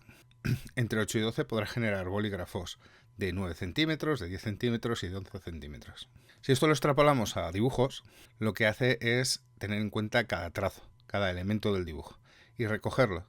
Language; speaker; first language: Spanish; native; Spanish